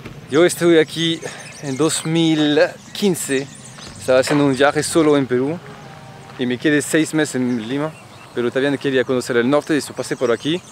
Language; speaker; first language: Spanish; non-native, fluent; French